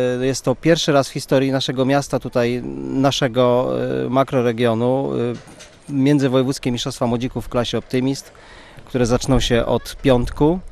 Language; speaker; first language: Polish; native; Polish